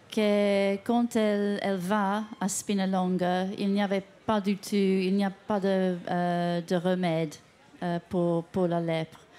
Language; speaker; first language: French; non-native, fluent; English